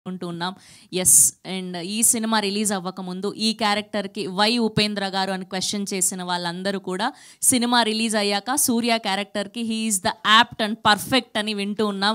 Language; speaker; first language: Telugu; native; Telugu